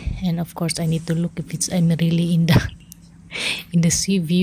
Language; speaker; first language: English; non-native, local second language; Filipino